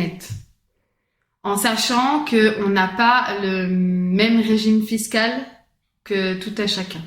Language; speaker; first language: French; native; French